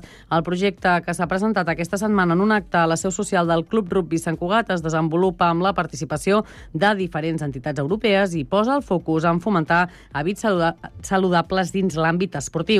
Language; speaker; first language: Catalan; native; Catalan